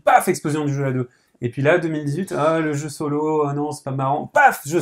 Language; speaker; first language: French; native; French